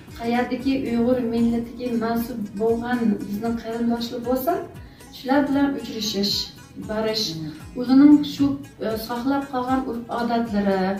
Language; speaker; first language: Uzbek; non-native, local second language; Uyghur